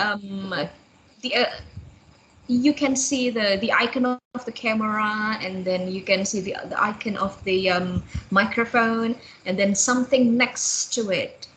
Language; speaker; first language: English; non-native, fluent; Indonesian